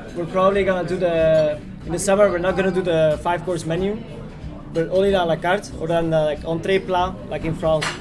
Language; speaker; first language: English; non-native, fluent; Dutch